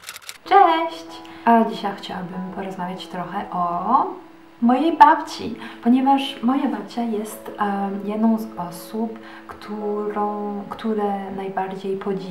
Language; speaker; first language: Polish; early bilingual, heritage; Polish